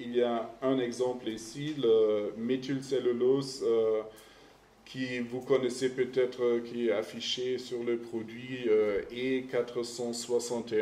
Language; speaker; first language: French; non-native, fluent; German